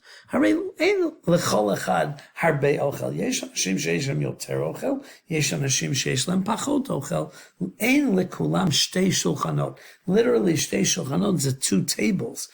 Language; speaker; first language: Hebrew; non-native, fluent; English